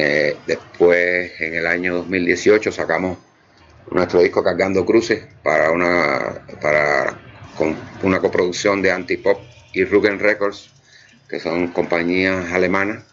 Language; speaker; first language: Spanish; native; Spanish